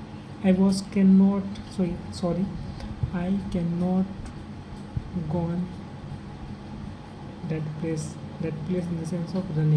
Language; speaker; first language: English; non-native, learner; Hindi